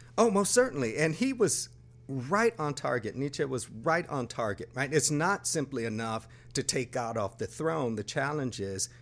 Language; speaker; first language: English; native; English